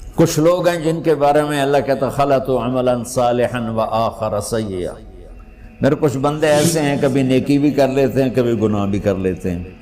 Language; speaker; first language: Urdu; non-native, local second language; Punjabi